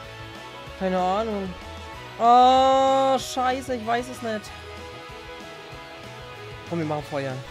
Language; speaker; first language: German; native; German